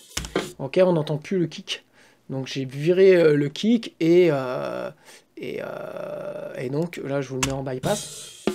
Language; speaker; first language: French; native; French